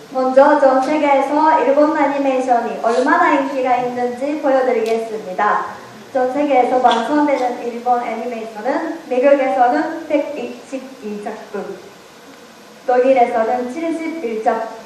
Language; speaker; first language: Korean; non-native, learner; Japanese